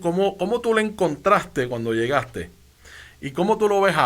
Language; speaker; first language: Spanish; native; Spanish